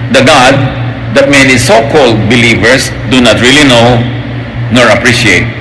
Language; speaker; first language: English; non-native, local second language; Filipino